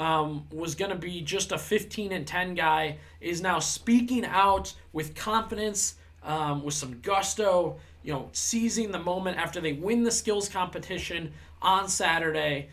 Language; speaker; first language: English; native; English